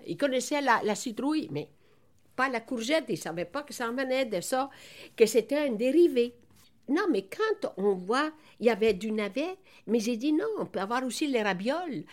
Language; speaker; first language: French; non-native, fluent; Italian